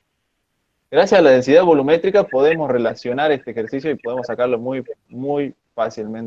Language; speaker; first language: Spanish; native; Spanish